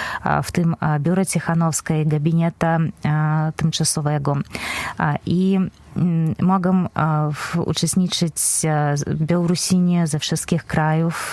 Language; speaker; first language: Polish; non-native, fluent; Belarusian